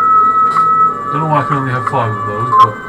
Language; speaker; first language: English; native; English